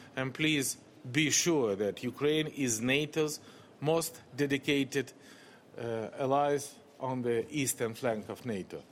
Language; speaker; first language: English; non-native, fluent; Russian